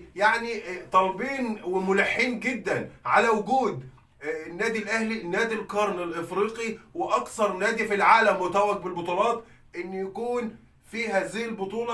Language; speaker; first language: Arabic; native; Arabic